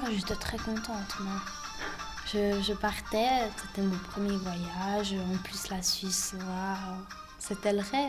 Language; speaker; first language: French; early bilingual, other home language; Bosnian